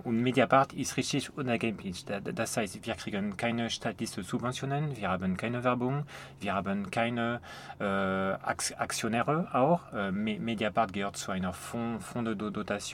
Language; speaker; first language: German; non-native, fluent; French